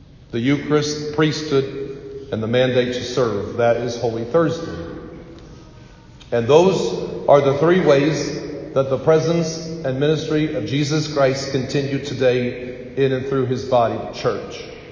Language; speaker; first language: English; native; English